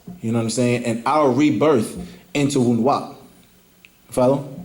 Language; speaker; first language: English; native; English